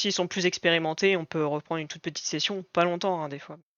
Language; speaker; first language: French; native; French